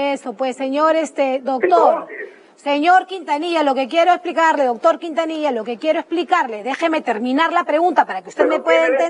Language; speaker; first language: Spanish; native; Spanish